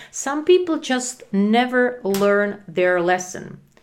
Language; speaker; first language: English; non-native, fluent; Czech